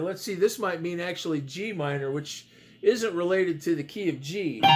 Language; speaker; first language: English; native; English